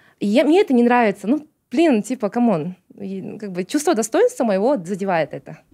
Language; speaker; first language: Russian; non-native, local second language; Kazakh